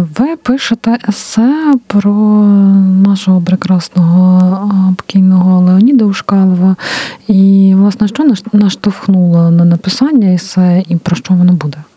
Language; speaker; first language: Ukrainian; native; Ukrainian